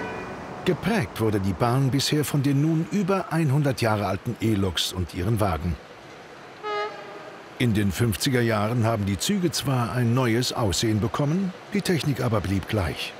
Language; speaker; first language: German; native; German